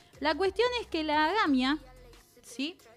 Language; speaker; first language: Spanish; native; Spanish